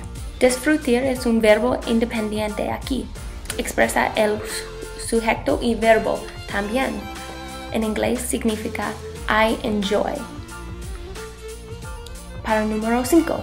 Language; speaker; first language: Spanish; non-native, learner; English